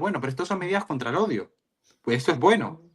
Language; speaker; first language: Spanish; native; Spanish